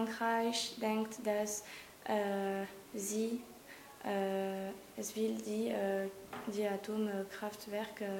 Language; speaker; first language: German; non-native, learner; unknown